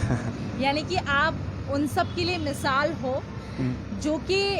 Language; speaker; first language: Hindi; native; Hindi